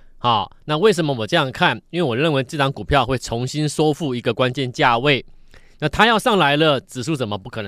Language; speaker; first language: Chinese; native; Chinese